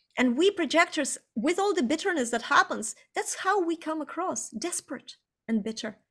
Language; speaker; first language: English; non-native, fluent; Estonian